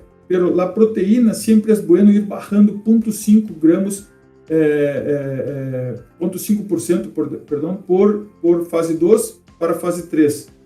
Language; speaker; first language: Spanish; non-native, fluent; Portuguese